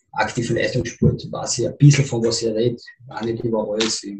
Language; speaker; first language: German; native; German